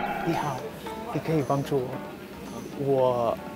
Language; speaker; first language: Chinese; non-native, fluent; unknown